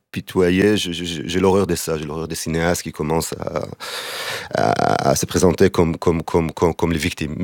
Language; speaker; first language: French; non-native, fluent; Hebrew